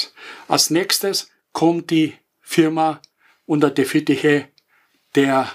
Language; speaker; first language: German; non-native, fluent; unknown